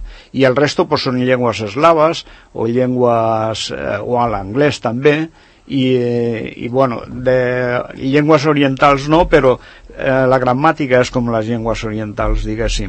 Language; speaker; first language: Catalan; non-native, local second language; Spanish